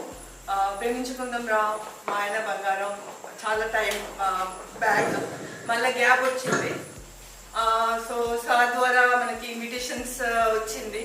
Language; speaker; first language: Telugu; non-native, fluent; Bangla